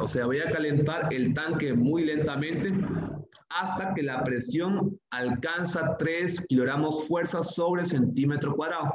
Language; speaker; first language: Spanish; native; Spanish